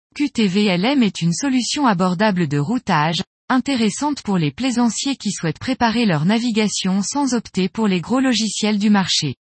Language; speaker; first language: French; native; French